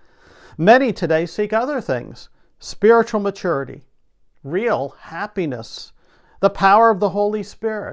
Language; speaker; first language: English; native; English